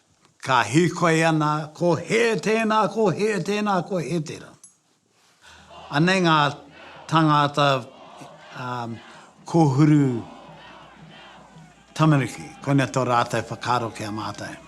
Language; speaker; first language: Māori; native; Māori